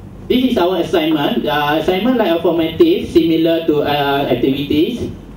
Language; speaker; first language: English; non-native, local second language; Malay